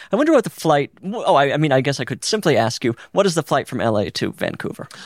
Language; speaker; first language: English; native; English